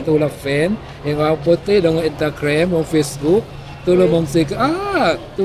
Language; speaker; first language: French; non-native, learner; Thai